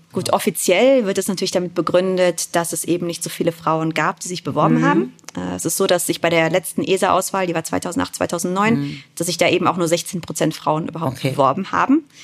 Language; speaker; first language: German; native; German